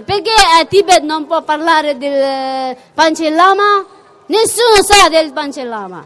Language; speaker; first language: Italian; non-native, fluent; Tibetan